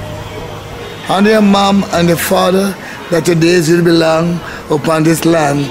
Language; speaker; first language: English; non-native, local second language; Jamaican Creole English